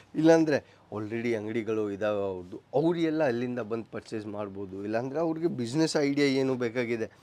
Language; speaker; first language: Kannada; non-native, local second language; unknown